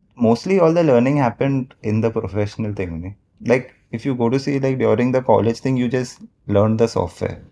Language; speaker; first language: English; non-native, local second language; Marathi